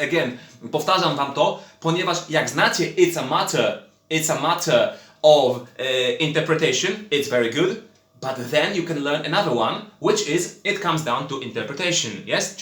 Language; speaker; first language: English; non-native, fluent; Polish